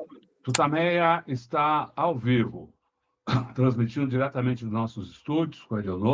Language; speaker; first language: Portuguese; native; Portuguese